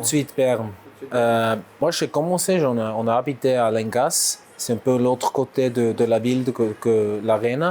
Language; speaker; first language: French; non-native, local second language; German